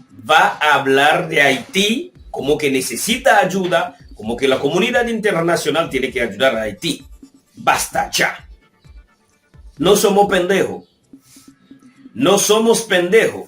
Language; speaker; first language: Spanish; non-native, fluent; Haitian Creole